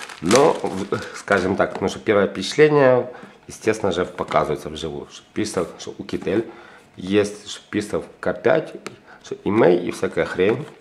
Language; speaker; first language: Russian; non-native, local second language; Ukrainian